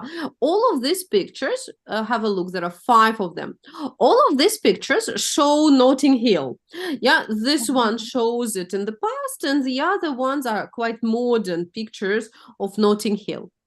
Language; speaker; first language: English; non-native, fluent; Russian